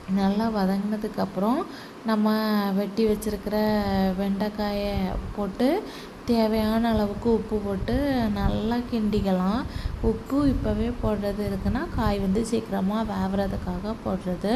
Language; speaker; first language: Tamil; native; Tamil